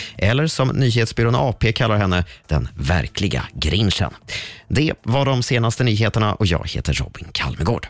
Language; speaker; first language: Swedish; native; Swedish